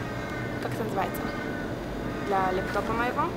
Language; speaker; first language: Russian; early bilingual, heritage; Russian